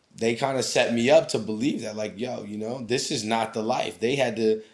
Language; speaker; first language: English; native; English